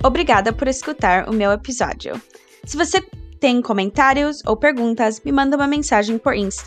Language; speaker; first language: Portuguese; early bilingual, heritage; Portuguese